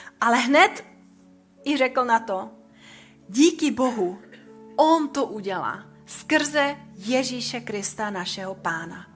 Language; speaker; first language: Czech; non-native, fluent; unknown